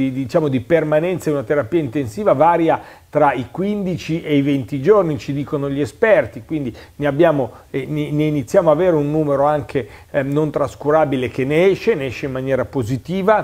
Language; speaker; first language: Italian; native; Italian